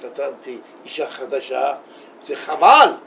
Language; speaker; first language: Hebrew; non-native, learner; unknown